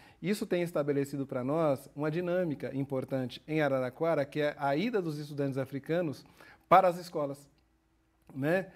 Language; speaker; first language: Portuguese; native; Portuguese